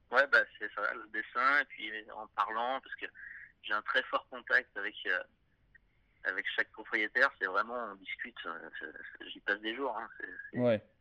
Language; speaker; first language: French; native; French